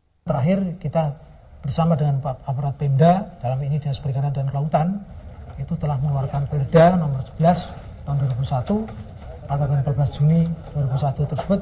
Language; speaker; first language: Indonesian; native; Indonesian